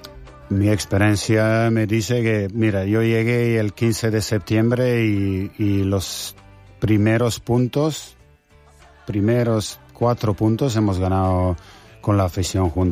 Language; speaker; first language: Spanish; non-native, fluent; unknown